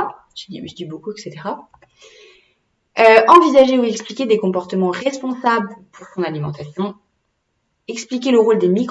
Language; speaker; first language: French; native; French